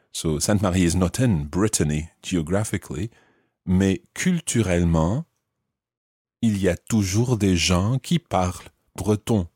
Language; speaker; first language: French; non-native, fluent; English